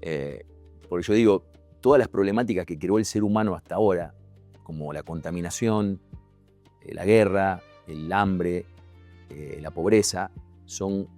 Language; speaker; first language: Spanish; native; Spanish